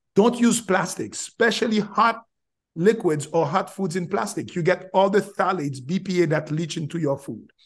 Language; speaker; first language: English; non-native, fluent; Haitian Creole